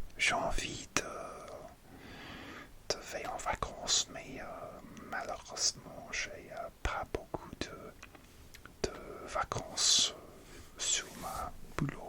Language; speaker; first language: French; non-native, learner; English